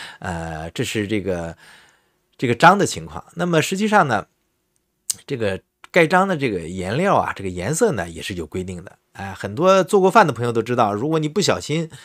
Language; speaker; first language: Chinese; native; Chinese